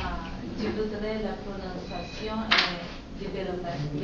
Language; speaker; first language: French; non-native, learner; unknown